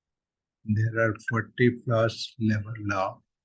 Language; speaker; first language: English; non-native, local second language; Odia